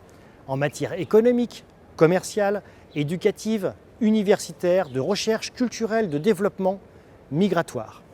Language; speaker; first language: French; native; French